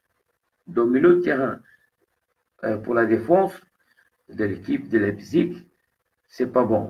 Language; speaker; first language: French; non-native, fluent; Portuguese